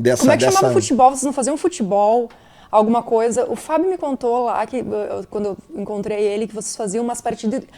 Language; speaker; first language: Portuguese; native; Portuguese